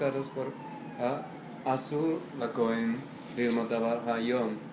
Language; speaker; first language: Hebrew; non-native, learner; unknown